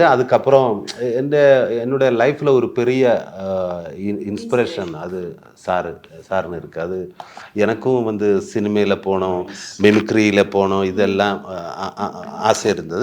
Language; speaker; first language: Tamil; non-native, learner; Malayalam